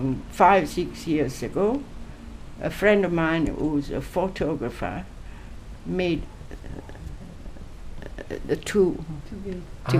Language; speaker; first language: English; non-native, fluent; Italian